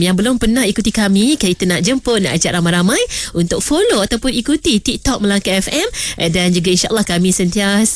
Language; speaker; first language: Malay; native; Malay